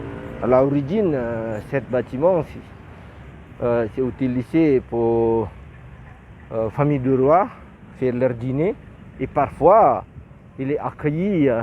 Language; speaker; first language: French; non-native, learner; Indonesian